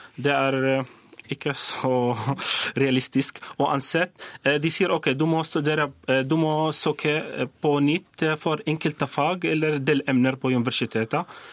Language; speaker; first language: Norwegian; non-native, learner; Arabic